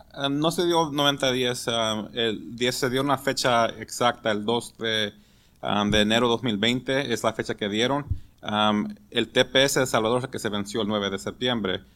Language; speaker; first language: Spanish; early bilingual, heritage; Spanish